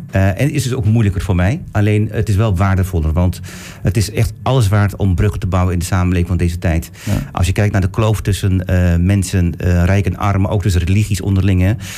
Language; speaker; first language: Dutch; early bilingual, other home language; Turkish